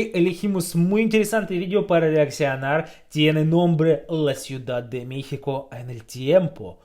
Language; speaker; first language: Spanish; non-native, fluent; Russian